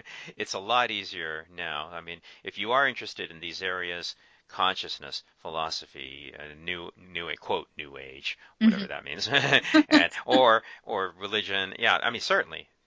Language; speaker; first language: English; native; English